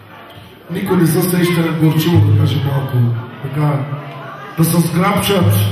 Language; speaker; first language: Bulgarian; non-native, local second language; Turkish